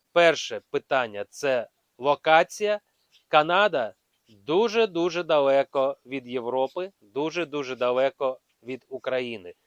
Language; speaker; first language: Ukrainian; non-native, local second language; Russian